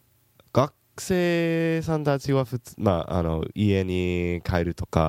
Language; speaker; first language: Japanese; non-native, learner; English